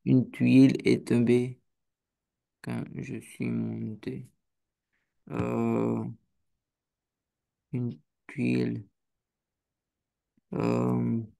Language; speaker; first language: French; non-native, learner; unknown